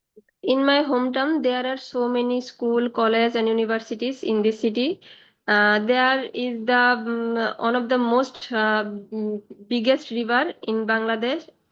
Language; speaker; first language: English; non-native, learner; Bangla